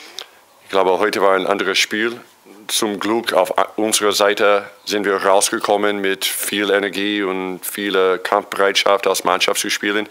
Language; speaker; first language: German; non-native, fluent; English